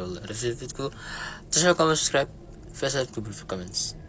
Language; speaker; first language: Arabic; non-native, fluent; Indonesian